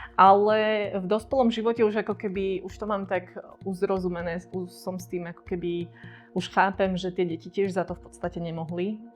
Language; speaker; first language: Slovak; early bilingual, other home language; Vietnamese